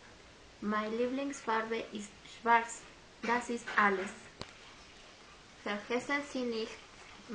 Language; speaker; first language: German; non-native, learner; Spanish